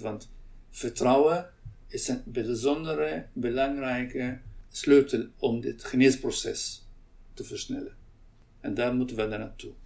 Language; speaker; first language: Dutch; non-native, local second language; Arabic